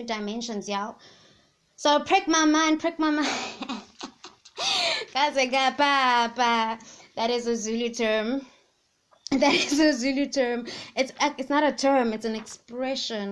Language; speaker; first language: English; non-native, local second language; Zulu